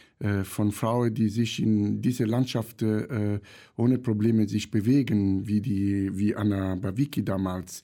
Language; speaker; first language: German; non-native, fluent; Italian